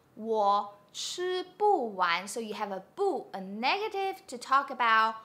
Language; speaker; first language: English; non-native, fluent; Chinese